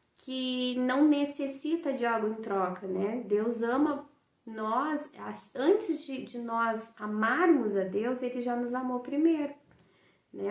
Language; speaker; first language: Portuguese; native; Portuguese